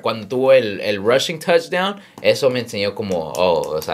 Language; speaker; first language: Spanish; early bilingual, heritage; Spanish